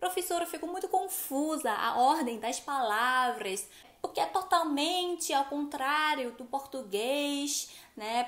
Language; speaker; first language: Portuguese; non-native, fluent; Chinese